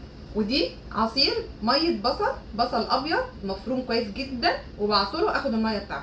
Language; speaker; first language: Arabic; native; Arabic